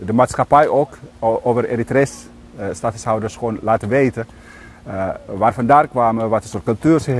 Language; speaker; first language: Dutch; non-native, fluent; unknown